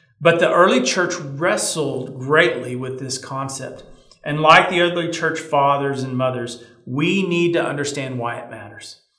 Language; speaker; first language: English; native; English